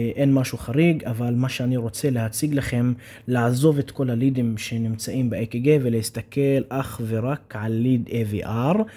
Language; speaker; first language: Hebrew; non-native, local second language; Arabic